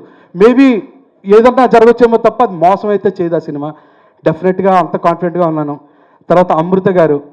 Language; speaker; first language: Telugu; native; Telugu